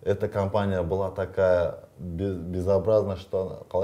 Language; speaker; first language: Russian; non-native, local second language; Kazakh